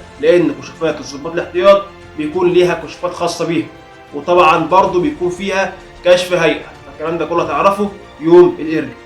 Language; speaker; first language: Arabic; native; Arabic